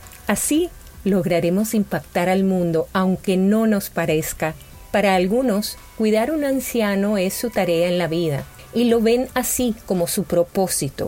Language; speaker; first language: Spanish; native; Spanish